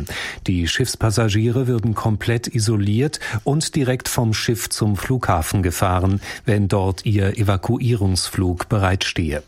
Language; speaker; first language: German; native; German